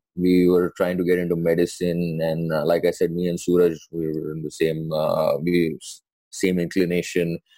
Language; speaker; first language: English; non-native, local second language; Sindhi